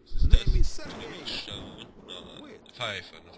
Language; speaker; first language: German; native; German